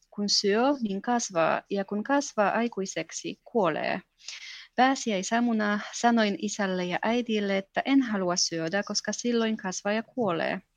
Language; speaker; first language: Finnish; non-native, fluent; Polish